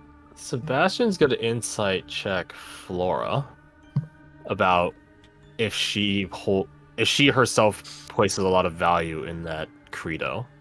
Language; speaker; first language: English; native; English